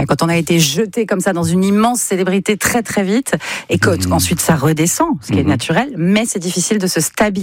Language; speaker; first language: French; native; French